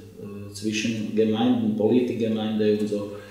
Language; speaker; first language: German; non-native, learner; Slovak